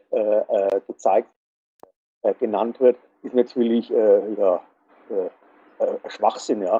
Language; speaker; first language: German; native; German